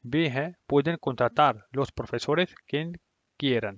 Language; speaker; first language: Spanish; non-native, learner; Hindi